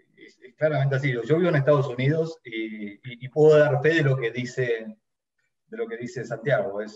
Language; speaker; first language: Spanish; native; Spanish